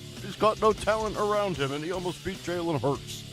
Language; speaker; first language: English; native; English